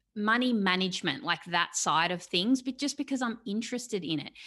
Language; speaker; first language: English; native; English